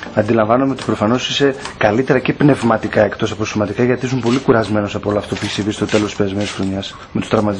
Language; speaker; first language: Greek; native; Greek